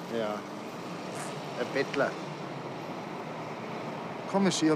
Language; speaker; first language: German; native; German